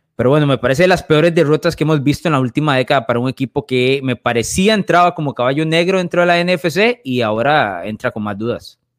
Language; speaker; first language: Spanish; native; Spanish